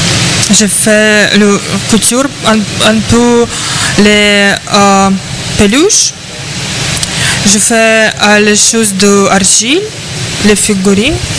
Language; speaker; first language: French; non-native, learner; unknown